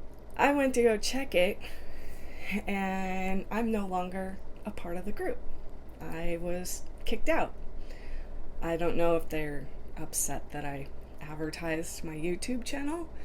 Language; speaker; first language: English; native; English